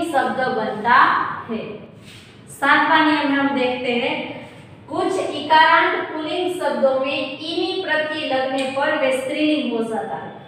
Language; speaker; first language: Hindi; non-native, local second language; Gujarati